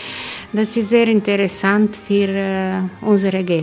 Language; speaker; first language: German; non-native, learner; Croatian